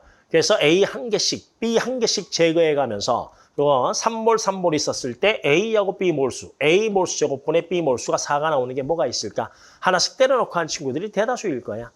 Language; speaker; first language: Korean; native; Korean